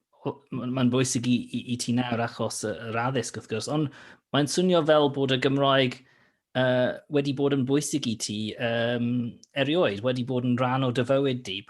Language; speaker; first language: Welsh; non-native, fluent; English